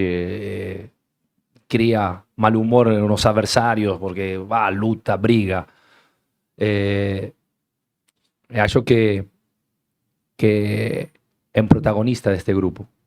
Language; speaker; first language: Portuguese; non-native, learner; Spanish